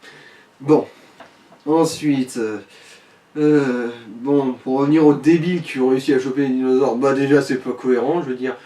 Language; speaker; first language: French; native; French